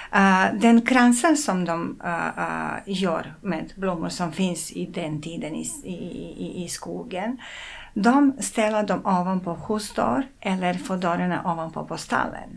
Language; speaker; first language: Swedish; non-native, fluent; Serbian